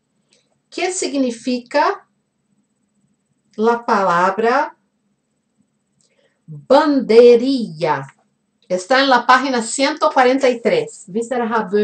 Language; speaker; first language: Spanish; non-native, fluent; Portuguese